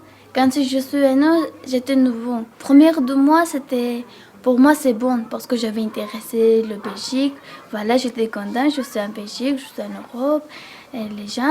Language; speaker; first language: French; non-native, learner; Georgian